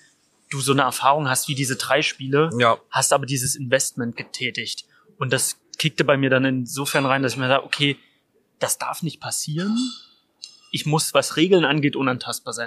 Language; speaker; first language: German; native; German